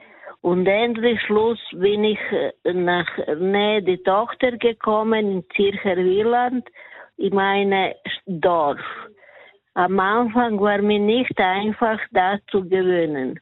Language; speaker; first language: German; non-native, learner; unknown